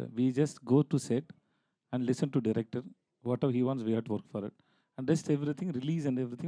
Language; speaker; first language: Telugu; non-native, learner; Tamil